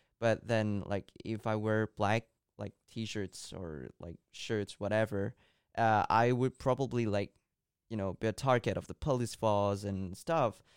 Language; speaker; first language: English; non-native, local second language; Cantonese